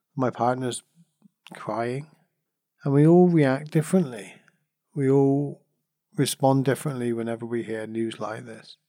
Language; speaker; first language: English; native; English